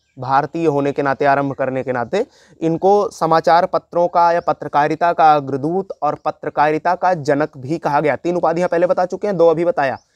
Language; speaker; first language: Hindi; native; Hindi